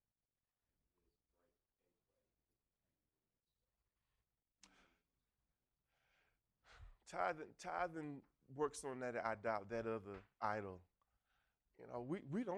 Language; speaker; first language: English; native; English